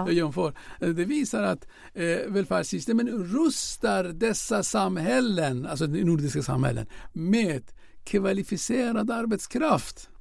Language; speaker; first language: Swedish; non-native, fluent; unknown